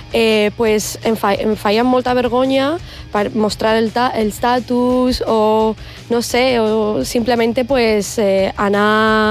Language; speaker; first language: Catalan; early bilingual, other home language; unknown